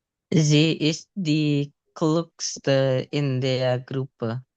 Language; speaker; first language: German; non-native, learner; Indonesian